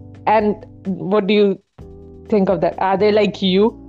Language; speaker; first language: English; non-native, local second language; Urdu